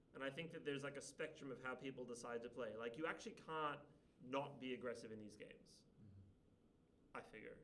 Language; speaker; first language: English; native; English